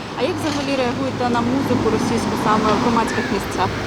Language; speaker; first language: Ukrainian; native; Ukrainian